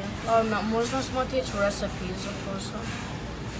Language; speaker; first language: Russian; early bilingual, heritage; Russian